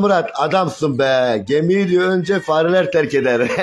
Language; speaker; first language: Turkish; native; Turkish